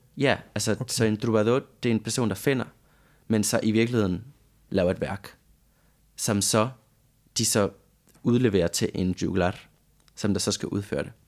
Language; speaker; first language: Danish; non-native, fluent; Spanish